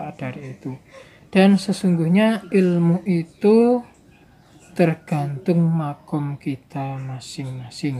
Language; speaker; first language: Indonesian; non-native, local second language; Javanese